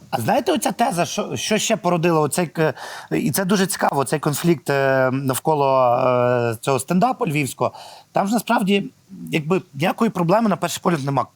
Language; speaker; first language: Ukrainian; native; Ukrainian